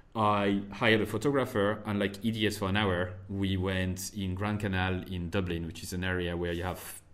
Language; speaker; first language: English; non-native, fluent; French